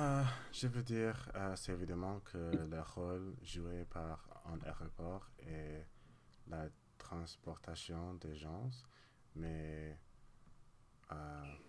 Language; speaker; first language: French; non-native, learner; English